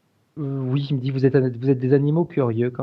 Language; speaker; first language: French; native; French